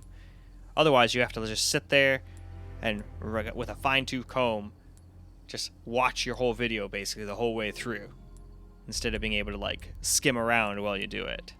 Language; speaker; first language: English; native; English